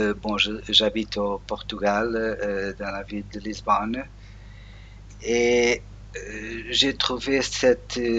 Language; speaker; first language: French; non-native, learner; Portuguese